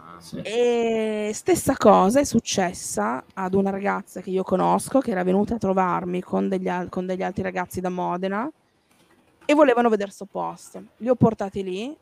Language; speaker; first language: Italian; native; Italian